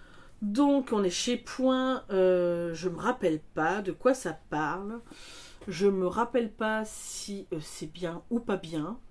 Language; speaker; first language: French; native; French